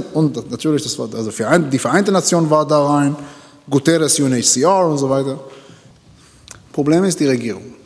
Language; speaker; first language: German; non-native, learner; Hebrew